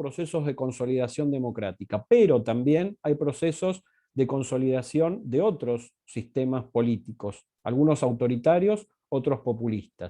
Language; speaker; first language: Spanish; native; Spanish